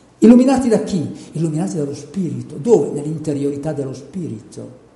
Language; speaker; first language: Italian; native; Italian